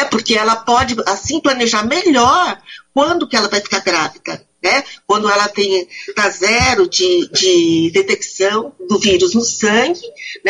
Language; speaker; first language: Portuguese; native; Portuguese